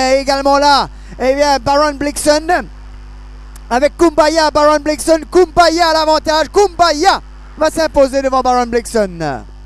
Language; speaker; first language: French; native; French